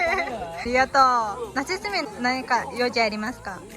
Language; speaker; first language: Japanese; non-native, fluent; Mongolian